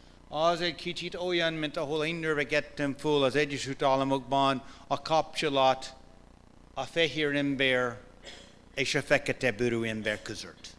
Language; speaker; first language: Hungarian; non-native, fluent; English